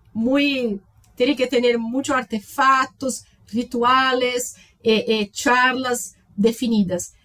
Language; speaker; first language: Spanish; non-native, learner; Portuguese